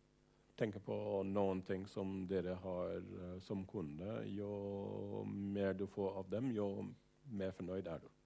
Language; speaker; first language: Norwegian; non-native, fluent; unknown